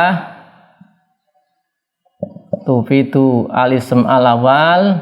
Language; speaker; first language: Arabic; non-native, fluent; Indonesian